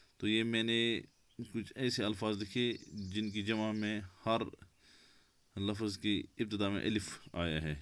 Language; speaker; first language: Urdu; non-native, local second language; Kashmiri